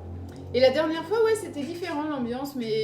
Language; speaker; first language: French; native; French